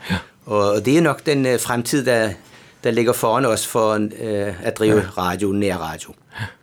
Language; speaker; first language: Danish; native; Danish